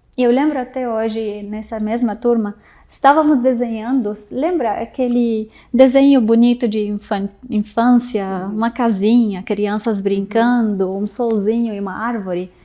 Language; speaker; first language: Portuguese; non-native, fluent; Arabic